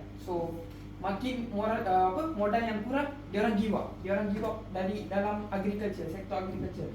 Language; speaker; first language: Malay; non-native, local second language; Tamil